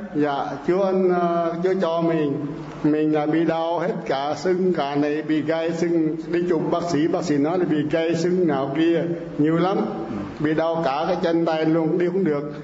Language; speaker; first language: Vietnamese; non-native, local second language; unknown